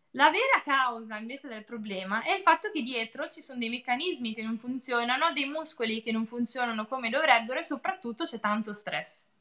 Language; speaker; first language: Italian; native; Italian